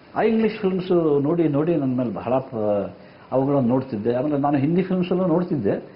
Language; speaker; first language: Kannada; non-native, local second language; Konkani